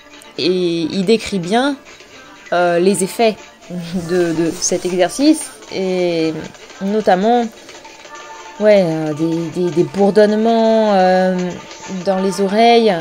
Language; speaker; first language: French; native; French